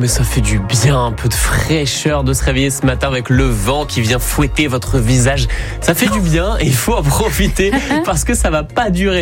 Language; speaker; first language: French; native; French